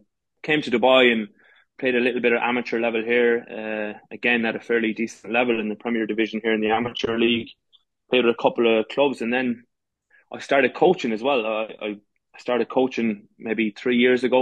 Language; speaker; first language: English; native; English